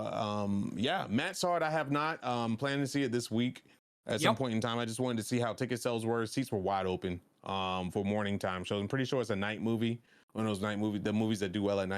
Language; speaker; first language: English; native; English